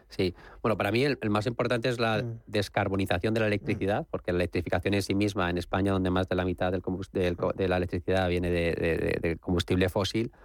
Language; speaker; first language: Spanish; native; Spanish